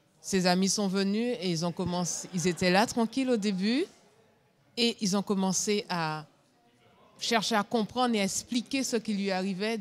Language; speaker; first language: French; native; French